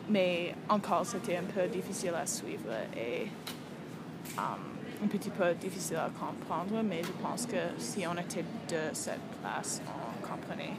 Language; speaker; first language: French; non-native, learner; English